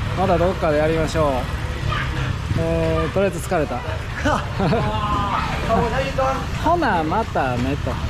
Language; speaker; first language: Japanese; native; Japanese